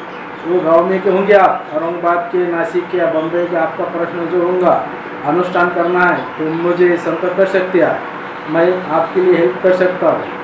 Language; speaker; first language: Hindi; non-native, local second language; Marathi